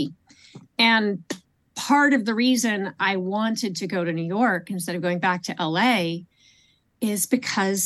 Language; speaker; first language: English; native; English